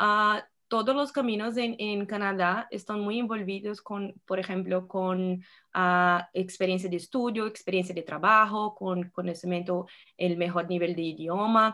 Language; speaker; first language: Spanish; non-native, fluent; Portuguese